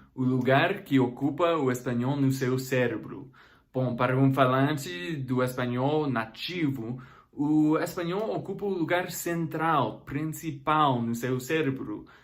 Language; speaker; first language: Portuguese; non-native, fluent; English